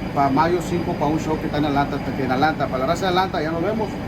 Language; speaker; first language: Spanish; early bilingual, other home language; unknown